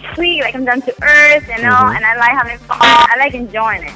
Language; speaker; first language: English; non-native, fluent; Spanish